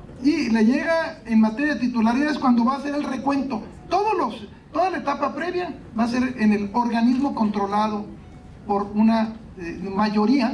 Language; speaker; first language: Spanish; native; Spanish